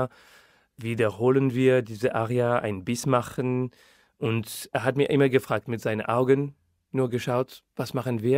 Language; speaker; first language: German; non-native, fluent; French